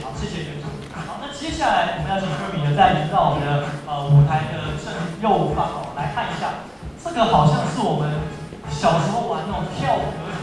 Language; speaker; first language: Chinese; native; Chinese